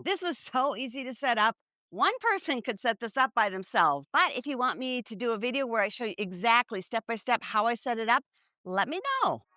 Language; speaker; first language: English; native; English